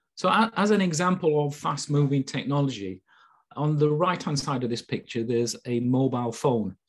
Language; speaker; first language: English; native; English